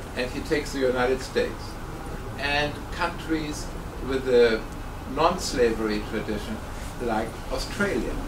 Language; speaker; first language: English; non-native, fluent; German